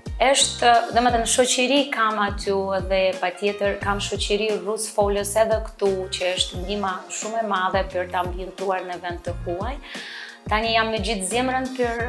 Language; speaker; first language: Albanian; non-native, fluent; Russian